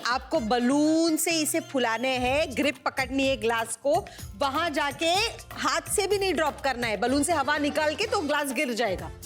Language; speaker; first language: Hindi; native; Hindi